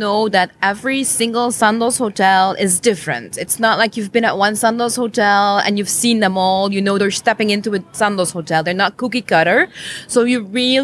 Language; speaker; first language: English; non-native, fluent; Dutch